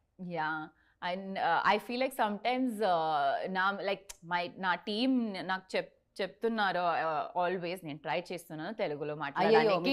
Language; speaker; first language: Telugu; non-native, learner; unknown